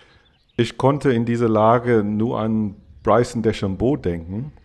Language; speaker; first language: German; non-native, fluent; English